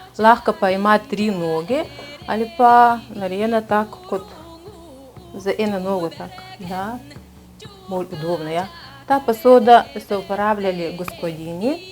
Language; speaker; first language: Slovenian; non-native, fluent; Russian